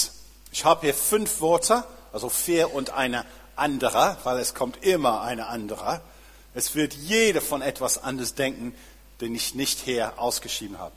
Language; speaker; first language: German; non-native, fluent; English